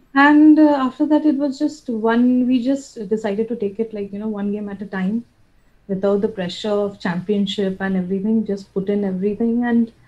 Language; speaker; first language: English; non-native, local second language; Bangla